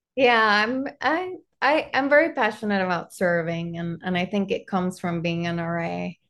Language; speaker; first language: English; non-native, fluent; Spanish